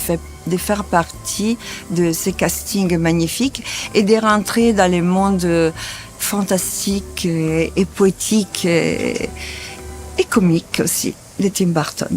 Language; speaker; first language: French; non-native, fluent; Italian